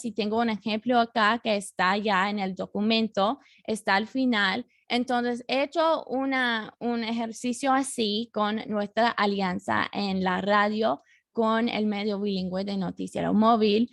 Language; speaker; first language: Spanish; non-native, fluent; English